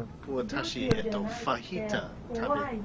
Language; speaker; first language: Japanese; non-native, learner; English